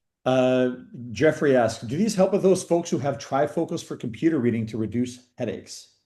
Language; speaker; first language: English; native; English